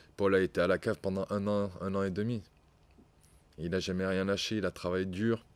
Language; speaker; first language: French; native; French